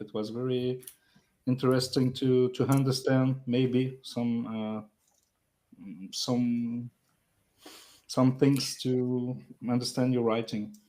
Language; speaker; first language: English; non-native, learner; French